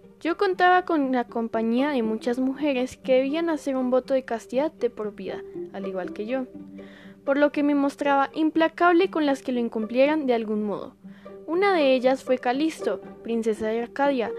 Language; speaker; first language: Spanish; native; Spanish